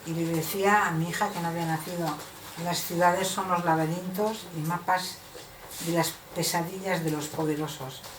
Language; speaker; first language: Spanish; non-native, local second language; Basque